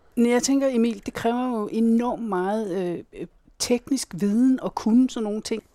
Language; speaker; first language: Danish; native; Danish